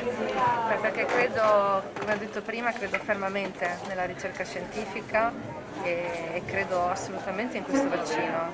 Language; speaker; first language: Italian; native; Italian